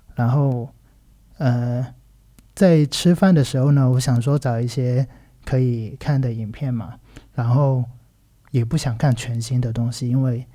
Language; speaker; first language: Chinese; non-native, local second language; Cantonese